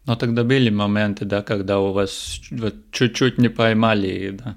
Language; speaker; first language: Russian; non-native, local second language; Latvian